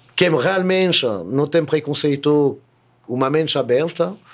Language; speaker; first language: Portuguese; non-native, fluent; French